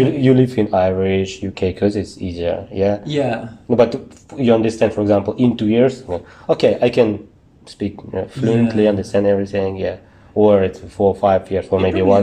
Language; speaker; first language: English; non-native, learner; Russian